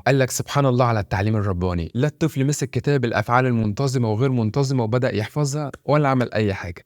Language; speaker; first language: Arabic; native; Arabic